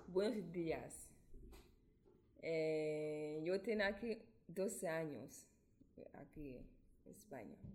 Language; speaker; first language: Spanish; non-native, learner; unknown